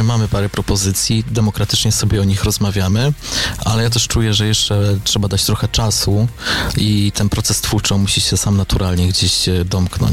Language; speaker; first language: Polish; native; Polish